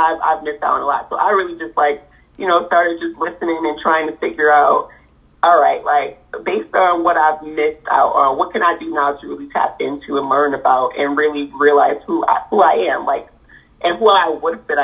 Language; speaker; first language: English; native; English